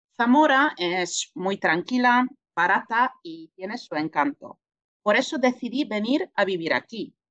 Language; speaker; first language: Spanish; non-native, fluent; Polish